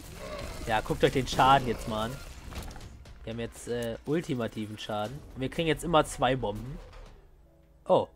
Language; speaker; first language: German; native; German